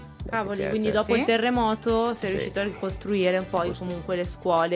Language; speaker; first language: Italian; native; Italian